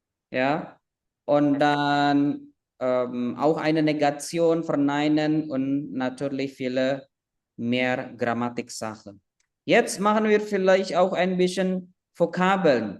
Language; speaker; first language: German; non-native, fluent; Indonesian